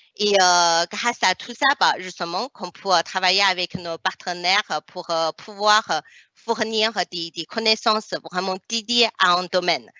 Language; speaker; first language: French; non-native, fluent; Chinese